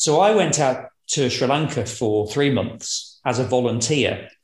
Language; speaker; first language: English; native; English